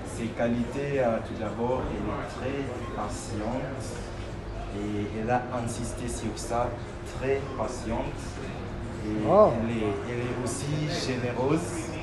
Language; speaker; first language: French; non-native, learner; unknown